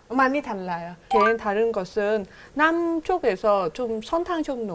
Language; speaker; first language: Korean; non-native, fluent; Vietnamese